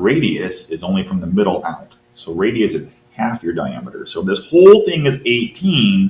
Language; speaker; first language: English; native; English